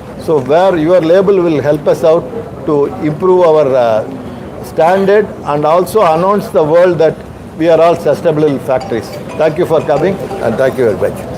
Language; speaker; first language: English; non-native, local second language; Tamil